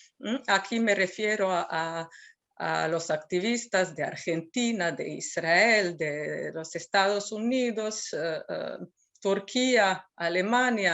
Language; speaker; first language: Spanish; non-native, fluent; Serbian